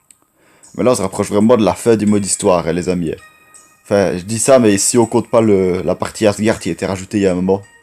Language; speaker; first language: French; native; French